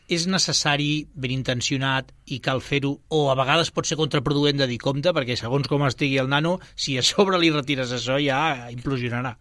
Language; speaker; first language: Catalan; native; Catalan